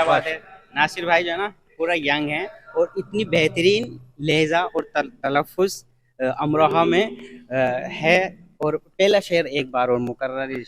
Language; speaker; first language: Hindi; native; Hindi